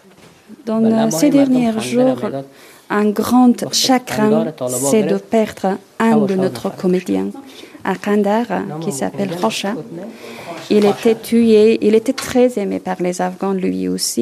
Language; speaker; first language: French; non-native, learner; Persian